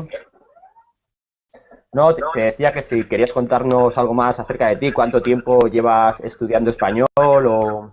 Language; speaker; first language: Spanish; native; Spanish